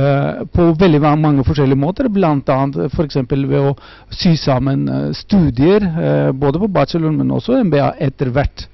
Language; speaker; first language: Norwegian; non-native, fluent; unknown